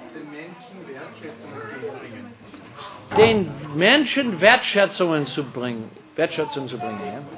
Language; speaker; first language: German; non-native, fluent; English